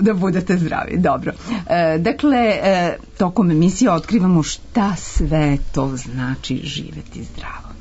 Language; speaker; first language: Serbian; native; Serbian